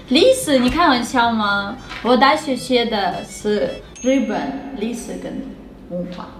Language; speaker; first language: Chinese; non-native, fluent; Russian